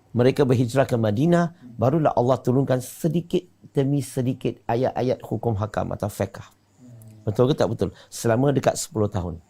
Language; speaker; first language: Malay; non-native, local second language; Chinese